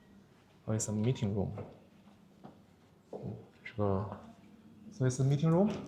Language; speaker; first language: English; non-native, learner; Chinese